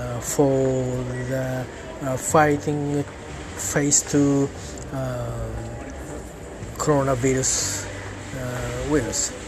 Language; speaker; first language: English; non-native, learner; Japanese